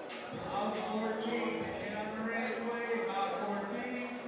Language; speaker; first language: English; native; English